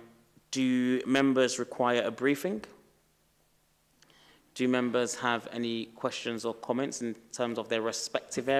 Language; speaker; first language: English; native; English